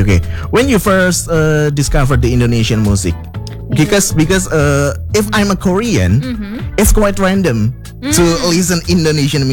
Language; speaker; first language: English; non-native, fluent; Indonesian